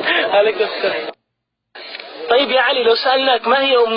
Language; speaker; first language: Arabic; native; Arabic